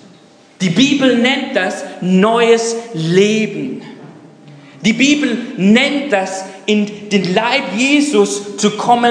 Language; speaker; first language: German; non-native, fluent; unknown